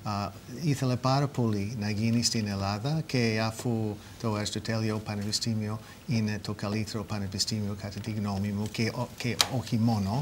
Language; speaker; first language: Greek; non-native, fluent; English